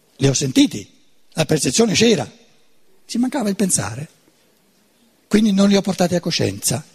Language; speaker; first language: Italian; non-native, fluent; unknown